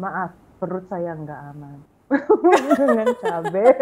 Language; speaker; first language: Indonesian; non-native, fluent; Filipino